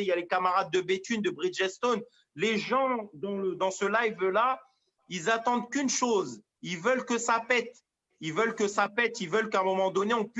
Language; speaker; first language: French; native; French